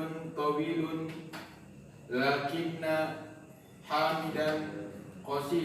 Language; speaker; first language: Arabic; non-native, learner; Indonesian